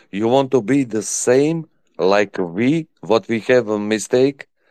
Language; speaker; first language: English; non-native, learner; Serbian